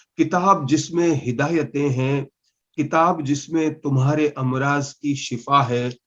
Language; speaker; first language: Urdu; non-native, local second language; Punjabi